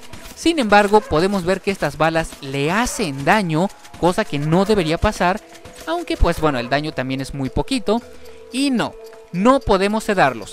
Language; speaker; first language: Spanish; native; Spanish